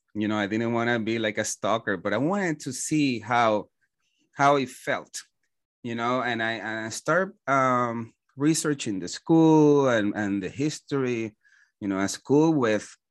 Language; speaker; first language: English; non-native, fluent; Spanish